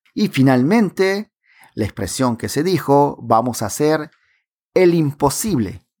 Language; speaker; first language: Spanish; native; Spanish